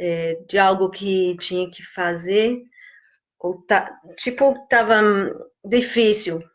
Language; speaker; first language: Portuguese; non-native, fluent; English